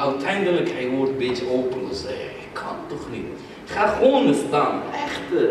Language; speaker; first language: Dutch; non-native, fluent; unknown